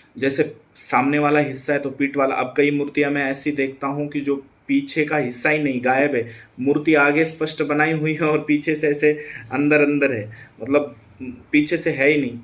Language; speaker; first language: Hindi; non-native, local second language; Marathi